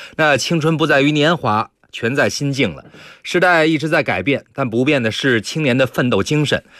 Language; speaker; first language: Chinese; native; Chinese